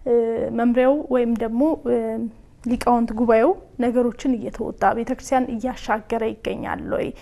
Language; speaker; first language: Amharic; native; Amharic